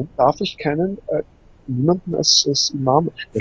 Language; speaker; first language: German; native; German